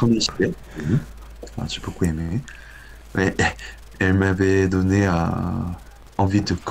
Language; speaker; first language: French; non-native, learner; Korean